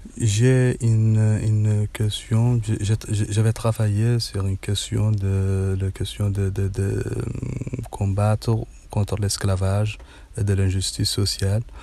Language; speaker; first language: French; non-native, learner; Arabic